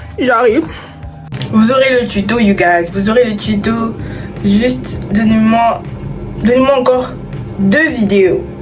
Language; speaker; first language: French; non-native, local second language; Lingala